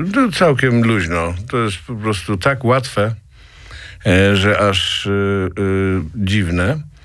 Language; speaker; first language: Polish; native; Polish